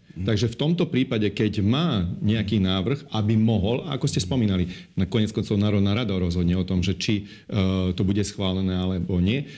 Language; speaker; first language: Slovak; non-native, local second language; Hungarian